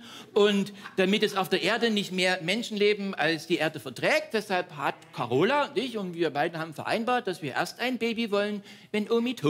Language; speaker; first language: German; native; German